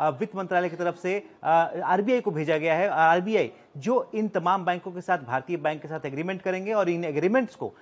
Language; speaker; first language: Hindi; native; Hindi